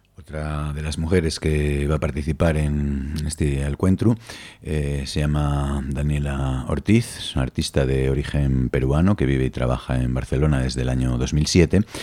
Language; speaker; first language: Spanish; native; Spanish